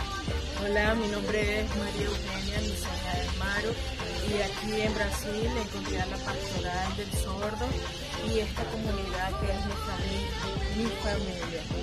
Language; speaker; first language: Portuguese; non-native, learner; Spanish